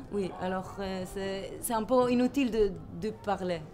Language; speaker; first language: French; non-native, fluent; Hebrew